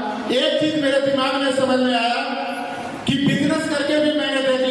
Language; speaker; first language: Hindi; native; Hindi